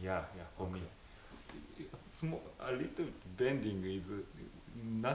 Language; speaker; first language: English; non-native, fluent; Japanese